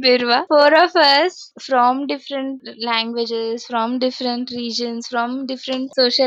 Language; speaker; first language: English; non-native, local second language; Marathi